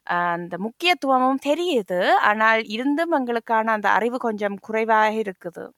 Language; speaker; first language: Tamil; early bilingual, heritage; Tamil